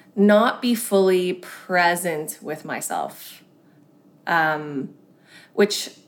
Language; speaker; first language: English; early bilingual, other home language; Cantonese